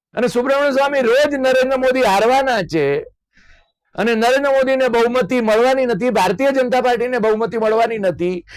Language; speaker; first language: Gujarati; native; Gujarati